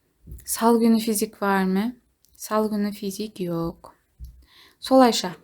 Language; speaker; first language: Turkish; non-native, learner; Kazakh